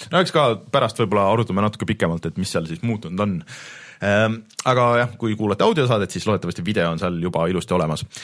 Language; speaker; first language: Estonian; native; Estonian